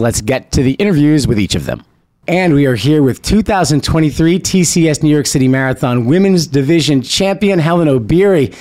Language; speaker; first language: English; native; English